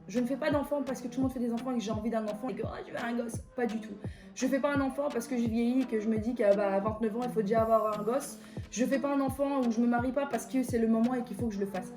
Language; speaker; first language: French; early bilingual, other home language; Persian